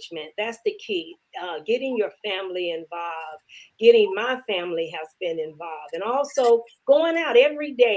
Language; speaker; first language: English; native; English